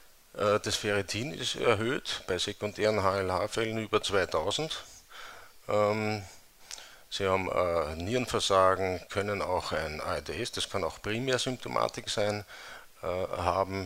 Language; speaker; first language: German; native; German